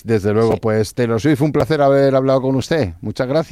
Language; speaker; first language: Spanish; native; Spanish